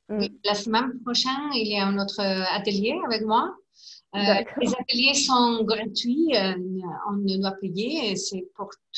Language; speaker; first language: French; non-native, learner; English